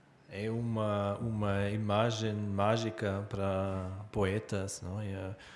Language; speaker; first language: Portuguese; non-native, learner; German